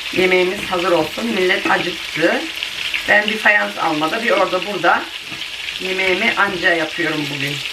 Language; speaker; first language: Turkish; early bilingual, heritage; Turkish